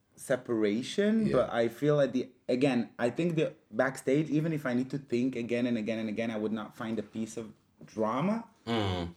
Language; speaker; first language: English; non-native, fluent; Hebrew